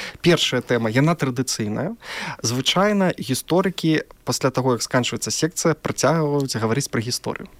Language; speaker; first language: Belarusian; non-native, local second language; Russian